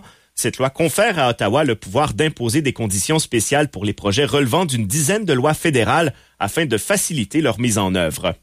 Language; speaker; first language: French; native; French